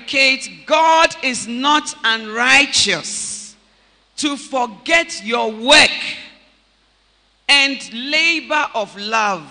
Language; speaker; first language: English; non-native, local second language; Akan